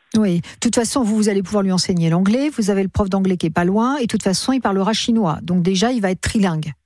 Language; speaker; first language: French; native; French